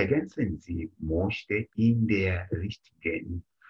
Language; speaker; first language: German; non-native, fluent; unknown